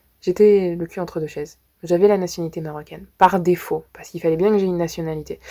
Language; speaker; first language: French; native; French